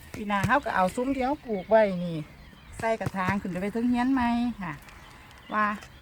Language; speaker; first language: Thai; native; Thai